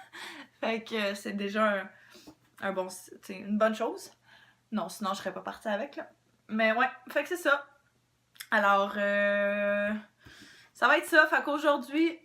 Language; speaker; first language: French; native; French